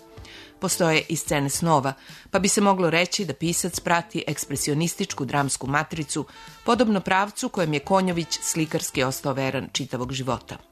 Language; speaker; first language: Serbian; native; Serbian